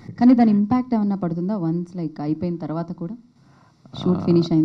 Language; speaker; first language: Telugu; native; Telugu